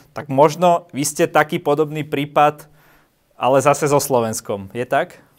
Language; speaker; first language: Slovak; native; Slovak